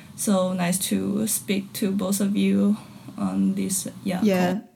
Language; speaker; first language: English; non-native, fluent; Chinese